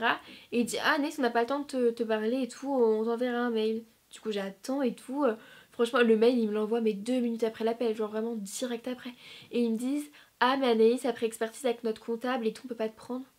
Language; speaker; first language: French; native; French